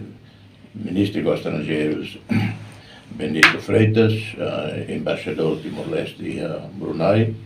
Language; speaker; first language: Portuguese; non-native, local second language; Tetum